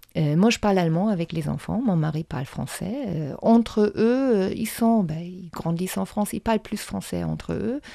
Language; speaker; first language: French; non-native, fluent; German